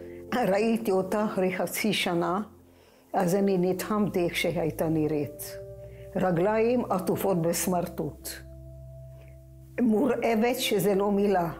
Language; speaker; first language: Hebrew; non-native, fluent; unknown